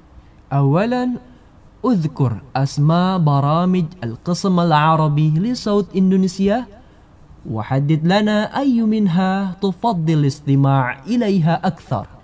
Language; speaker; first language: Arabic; non-native, fluent; Indonesian